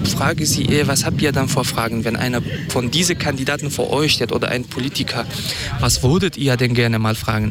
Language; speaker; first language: German; non-native, fluent; Kurdish